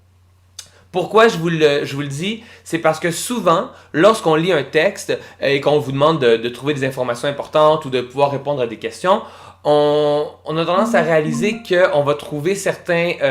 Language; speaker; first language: French; native; French